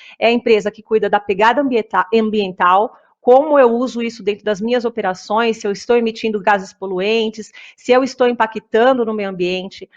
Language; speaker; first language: Portuguese; native; Portuguese